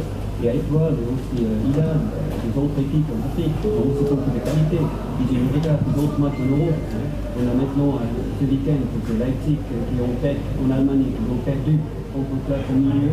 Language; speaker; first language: French; non-native, fluent; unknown